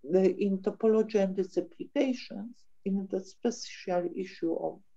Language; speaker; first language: English; non-native, fluent; Polish